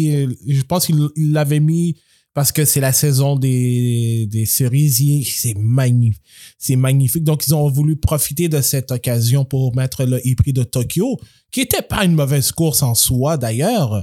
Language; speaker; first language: French; native; French